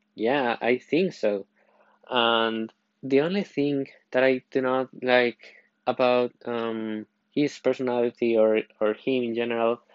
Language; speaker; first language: English; non-native, fluent; Spanish